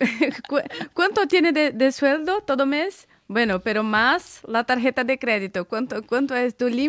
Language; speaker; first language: Spanish; non-native, fluent; Portuguese